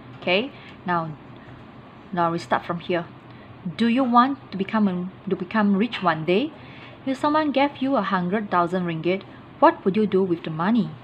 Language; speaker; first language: English; non-native, local second language; Chinese